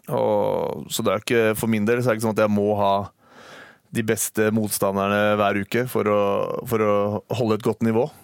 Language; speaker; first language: Norwegian; native; Norwegian